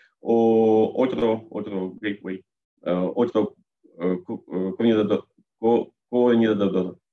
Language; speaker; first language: Spanish; non-native, learner; Russian